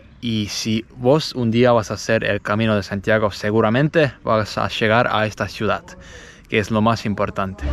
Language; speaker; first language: Spanish; non-native, fluent; Estonian